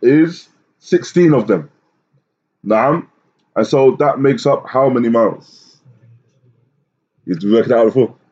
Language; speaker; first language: English; native; English